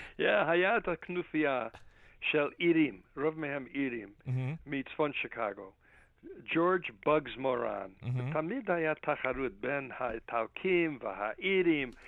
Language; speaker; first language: Hebrew; non-native, fluent; English